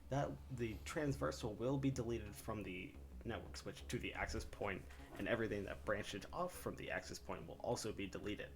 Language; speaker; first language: English; native; English